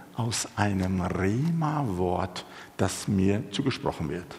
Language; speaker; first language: German; non-native, fluent; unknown